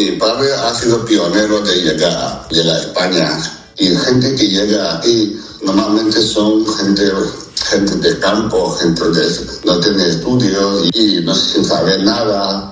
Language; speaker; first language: Spanish; non-native, fluent; Chinese